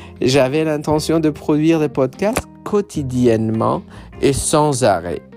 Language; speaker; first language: French; non-native, fluent; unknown